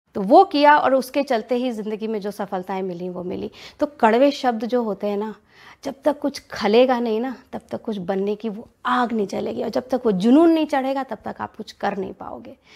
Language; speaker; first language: Hindi; native; Hindi